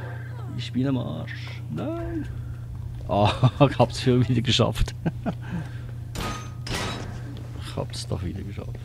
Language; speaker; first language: German; native; German